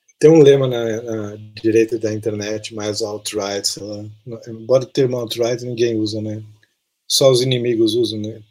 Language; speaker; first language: Portuguese; native; Portuguese